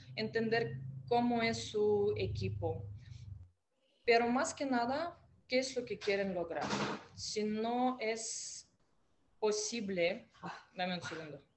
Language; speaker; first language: Spanish; non-native, fluent; Russian